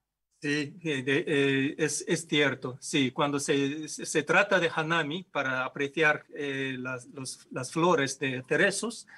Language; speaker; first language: Spanish; non-native, fluent; Japanese